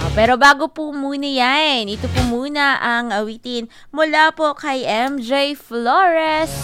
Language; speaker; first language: Filipino; non-native, local second language; Hiligaynon